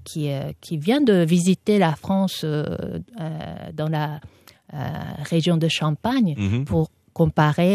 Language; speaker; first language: French; non-native, fluent; Japanese